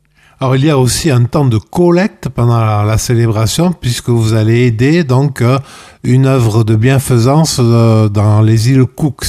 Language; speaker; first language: French; native; French